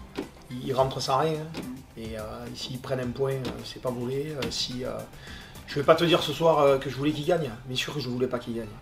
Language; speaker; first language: French; native; French